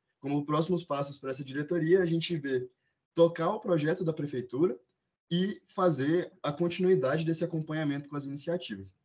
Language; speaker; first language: Portuguese; native; Portuguese